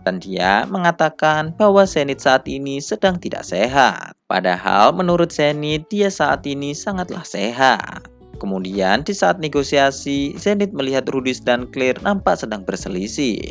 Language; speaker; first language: Indonesian; native; Indonesian